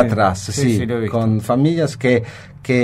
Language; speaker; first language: Spanish; non-native, fluent; Italian